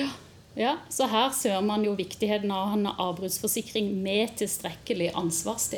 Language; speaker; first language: Norwegian; native; Norwegian